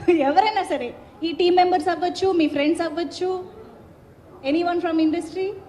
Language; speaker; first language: Telugu; native; Telugu